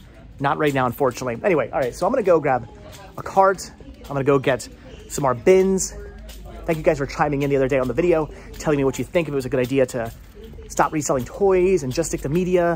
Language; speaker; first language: English; native; English